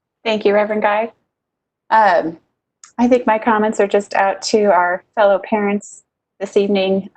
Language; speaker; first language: English; native; English